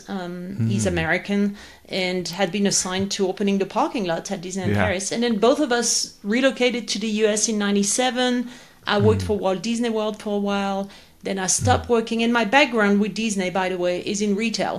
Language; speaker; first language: English; non-native, fluent; French